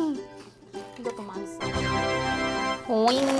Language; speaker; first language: Korean; non-native, learner; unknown